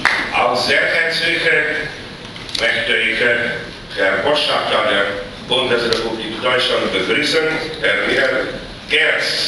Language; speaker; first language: German; non-native, fluent; Polish